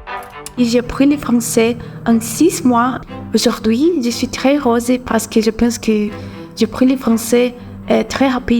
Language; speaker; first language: French; non-native, learner; Portuguese